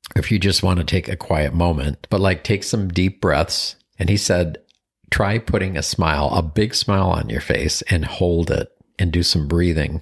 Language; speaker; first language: English; native; English